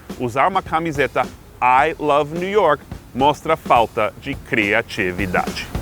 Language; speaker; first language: Portuguese; non-native, fluent; English